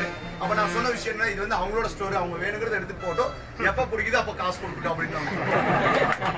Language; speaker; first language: Tamil; native; Tamil